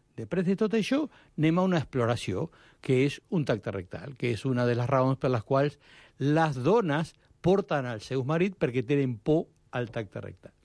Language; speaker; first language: Catalan; non-native, fluent; Spanish